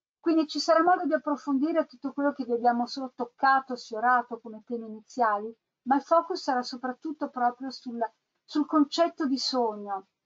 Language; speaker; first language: Italian; native; Italian